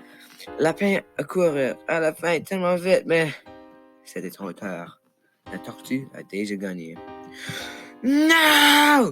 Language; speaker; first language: French; non-native, local second language; English